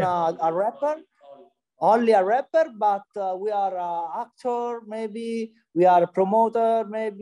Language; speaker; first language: English; non-native, learner; Italian